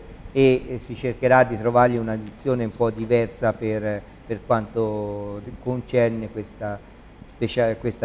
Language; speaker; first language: Italian; native; Italian